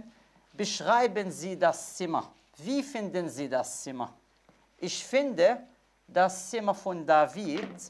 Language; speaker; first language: German; non-native, fluent; Arabic